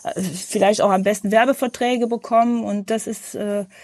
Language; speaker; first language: German; native; German